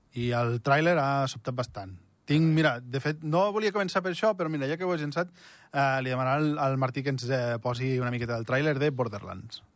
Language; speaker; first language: Catalan; native; Catalan